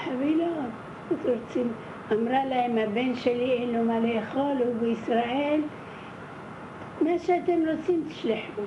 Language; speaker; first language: Hebrew; non-native, fluent; Arabic